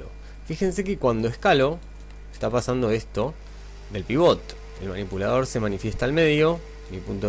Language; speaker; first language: Spanish; native; Spanish